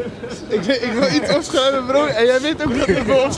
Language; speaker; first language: Dutch; native; Dutch